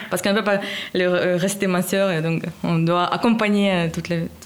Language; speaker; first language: French; non-native, learner; Russian